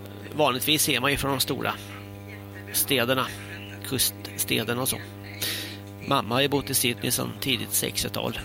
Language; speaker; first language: Swedish; native; Swedish